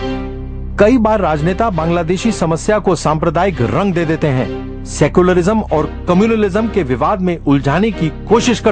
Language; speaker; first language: Hindi; native; Hindi